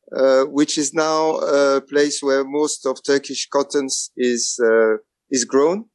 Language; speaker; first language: English; non-native, fluent; French